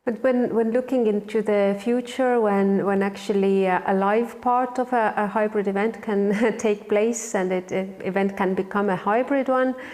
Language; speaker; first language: English; non-native, fluent; Estonian